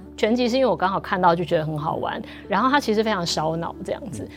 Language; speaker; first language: Chinese; native; Chinese